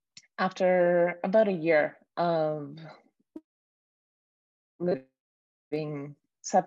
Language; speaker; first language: English; native; English